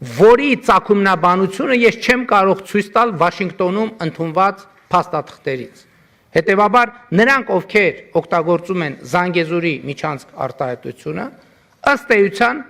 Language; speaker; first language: Armenian; native; Armenian